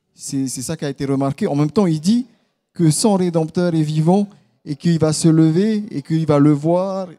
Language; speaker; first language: French; native; French